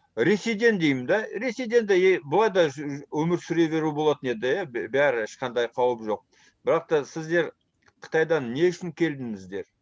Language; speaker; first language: Kazakh; early bilingual, heritage; Kazakh